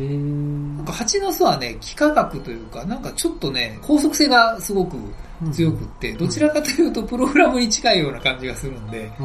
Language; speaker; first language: Japanese; native; Japanese